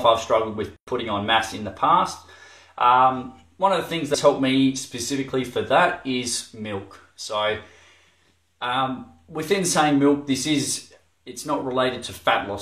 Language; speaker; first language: English; native; English